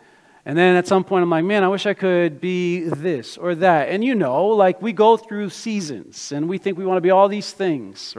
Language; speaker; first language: English; native; English